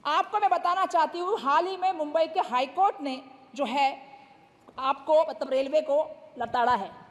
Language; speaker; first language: Hindi; non-native, local second language; Marathi